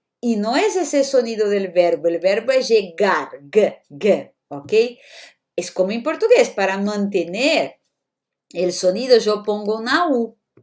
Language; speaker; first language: Spanish; non-native, fluent; Portuguese